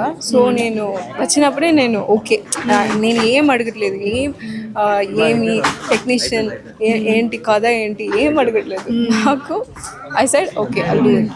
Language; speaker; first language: Telugu; non-native, learner; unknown